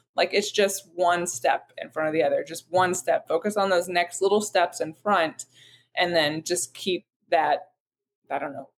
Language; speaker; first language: English; native; English